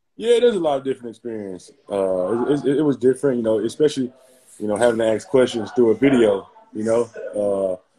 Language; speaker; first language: English; native; English